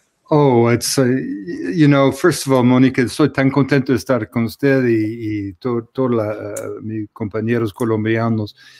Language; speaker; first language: Spanish; non-native, fluent; English